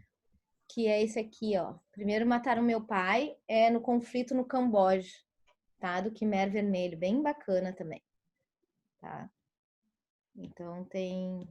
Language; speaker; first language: Portuguese; native; Portuguese